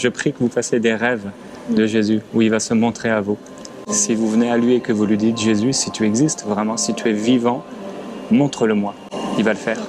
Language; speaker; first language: French; native; French